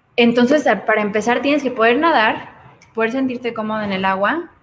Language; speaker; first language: Spanish; native; Spanish